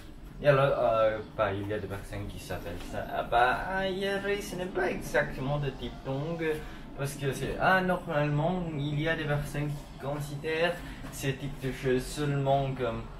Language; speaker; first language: French; non-native, learner; English